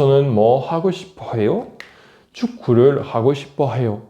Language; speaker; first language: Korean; non-native, fluent; French